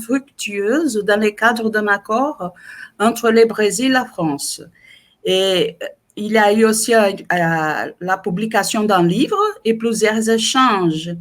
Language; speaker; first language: French; non-native, fluent; Portuguese